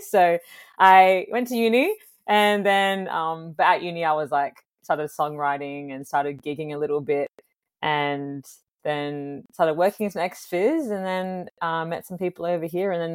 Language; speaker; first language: English; native; English